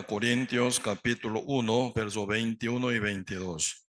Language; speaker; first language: Spanish; non-native, learner; Korean